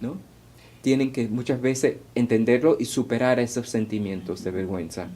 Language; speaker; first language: Spanish; early bilingual, heritage; Spanish